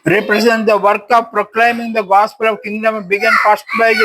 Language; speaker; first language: English; non-native, local second language; Telugu